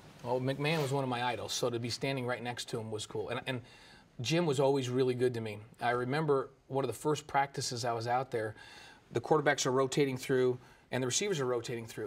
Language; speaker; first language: English; native; English